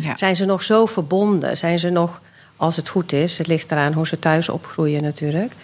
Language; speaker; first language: Dutch; early bilingual, other home language; Swedish